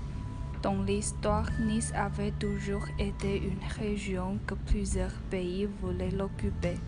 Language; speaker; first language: French; non-native, learner; Chinese